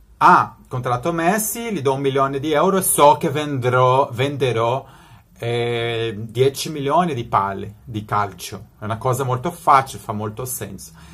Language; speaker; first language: Italian; non-native, fluent; Spanish